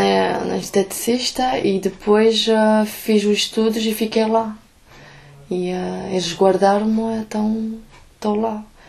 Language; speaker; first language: Portuguese; early bilingual, heritage; Portuguese